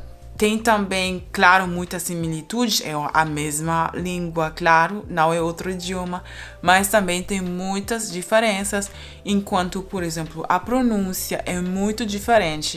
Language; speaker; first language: Portuguese; non-native, fluent; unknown